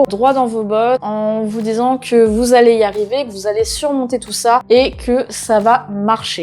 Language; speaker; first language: French; native; French